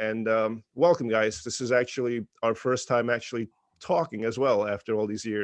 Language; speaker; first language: English; native; English